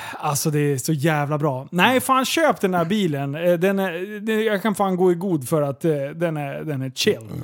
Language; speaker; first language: Swedish; native; Swedish